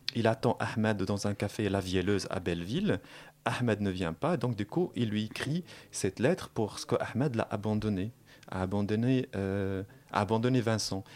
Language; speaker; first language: French; non-native, local second language; Arabic